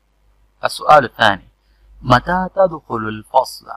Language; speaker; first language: Arabic; non-native, fluent; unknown